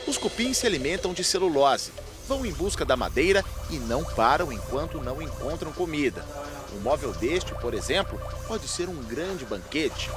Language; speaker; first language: Portuguese; native; Portuguese